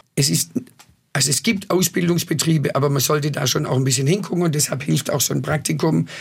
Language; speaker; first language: German; native; German